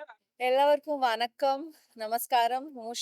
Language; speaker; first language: Tamil; non-native, learner; Malayalam